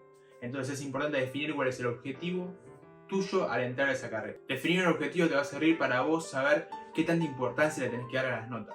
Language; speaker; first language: Spanish; native; Spanish